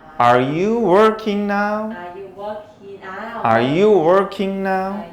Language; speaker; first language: English; non-native, fluent; Korean